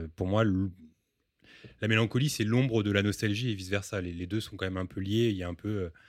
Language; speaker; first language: French; early bilingual, other home language; Spanish